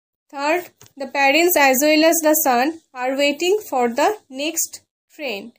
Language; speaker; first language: English; non-native, local second language; Bangla